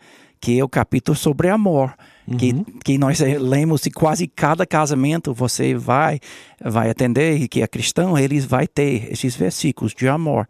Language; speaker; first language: Portuguese; non-native, learner; English